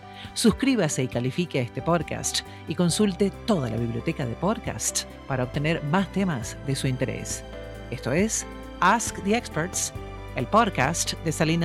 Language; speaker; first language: Spanish; native; Spanish